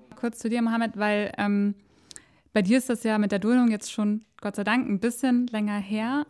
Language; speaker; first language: German; native; German